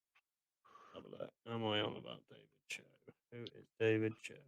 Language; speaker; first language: English; native; English